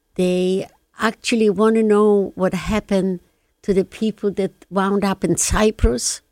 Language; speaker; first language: English; non-native, fluent; Polish